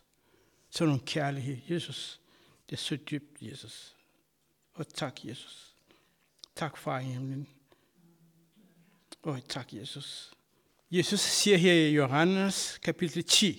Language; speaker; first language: Danish; non-native, fluent; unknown